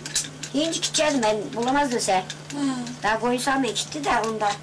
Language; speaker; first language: Turkish; native; Turkish